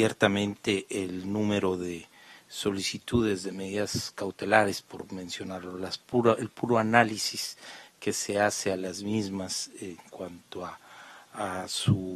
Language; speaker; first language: Spanish; native; Spanish